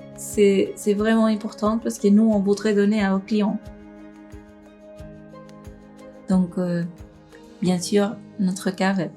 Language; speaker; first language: French; non-native, fluent; Spanish